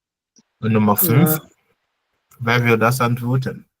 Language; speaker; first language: German; non-native, fluent; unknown